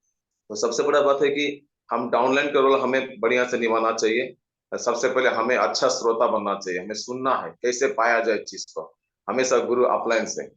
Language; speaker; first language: Hindi; non-native, local second language; Nepali